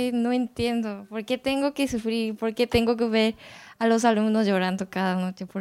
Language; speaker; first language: Spanish; non-native, learner; Japanese